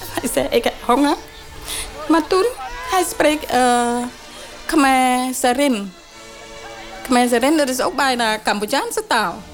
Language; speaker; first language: Dutch; non-native, learner; Khmer